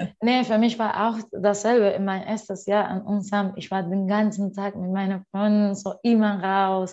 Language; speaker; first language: German; non-native, learner; Spanish